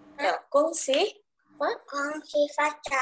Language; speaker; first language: Chinese; non-native, learner; Indonesian